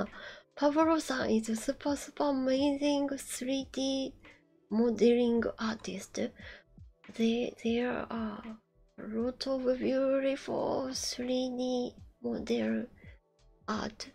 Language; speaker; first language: English; non-native, learner; Japanese